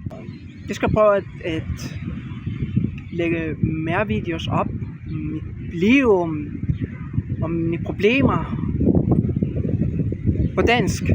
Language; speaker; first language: Danish; non-native, learner; Spanish